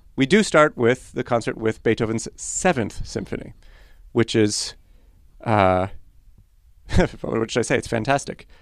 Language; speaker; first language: English; early bilingual, other home language; Polish